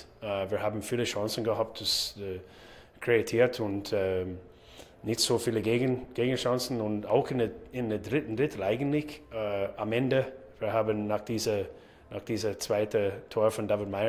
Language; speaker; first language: German; non-native, fluent; English